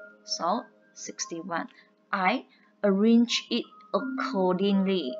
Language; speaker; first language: English; non-native, local second language; Chinese